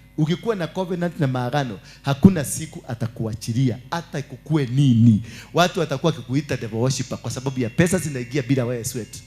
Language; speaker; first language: Swahili; non-native, local second language; Kikuyu